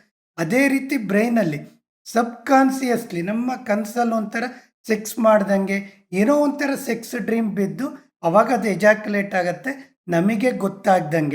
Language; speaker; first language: Kannada; native; Kannada